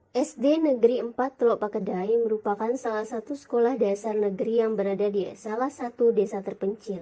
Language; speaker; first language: Indonesian; native; Indonesian